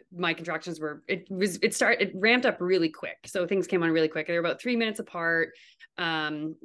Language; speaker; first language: English; native; English